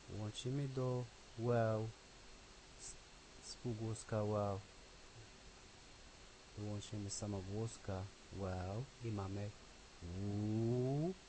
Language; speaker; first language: Polish; non-native, learner; Arabic